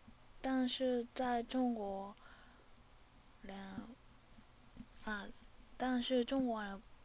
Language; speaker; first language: Chinese; non-native, learner; Japanese